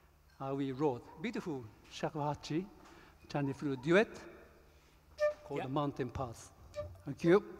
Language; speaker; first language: English; non-native, learner; Japanese